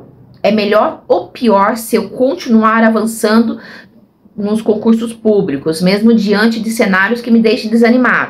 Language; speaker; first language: Portuguese; native; Portuguese